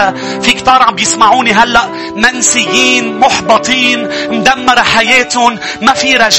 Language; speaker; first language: Arabic; native; Arabic